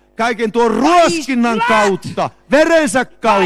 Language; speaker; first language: Finnish; native; Finnish